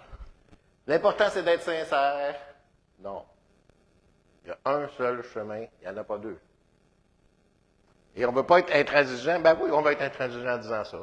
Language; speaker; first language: French; native; French